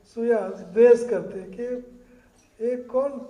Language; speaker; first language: Hindi; non-native, fluent; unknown